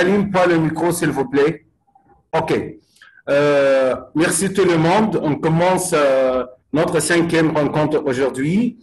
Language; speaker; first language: French; non-native, fluent; Arabic